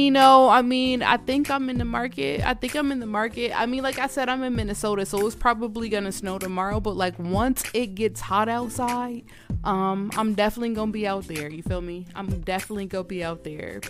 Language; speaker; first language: English; native; English